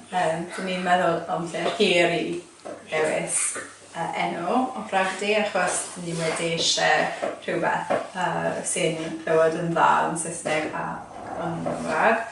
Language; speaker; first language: Welsh; non-native, learner; English